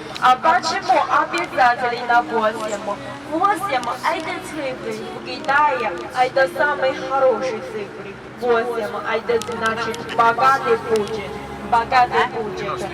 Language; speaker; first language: Russian; non-native, learner; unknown